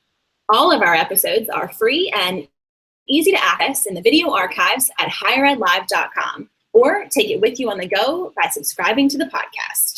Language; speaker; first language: English; native; English